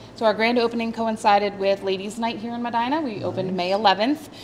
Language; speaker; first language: English; native; English